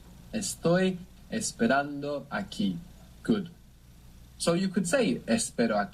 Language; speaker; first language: Spanish; non-native, fluent; English